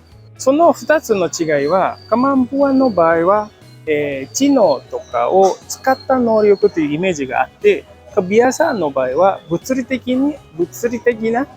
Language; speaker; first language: Japanese; non-native, fluent; Indonesian